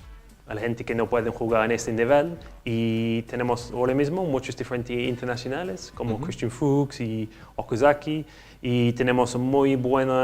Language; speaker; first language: Spanish; non-native, learner; English